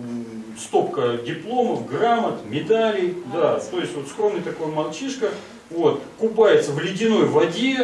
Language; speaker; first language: Russian; native; Russian